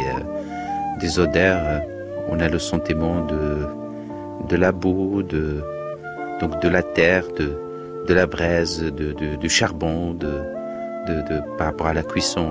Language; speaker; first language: French; non-native, local second language; Arabic